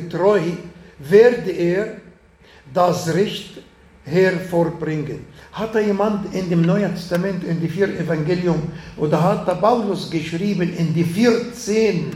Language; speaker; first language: German; non-native, learner; Arabic